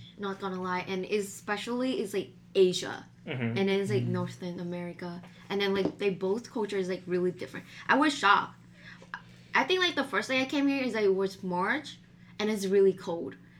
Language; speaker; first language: English; non-native, fluent; Vietnamese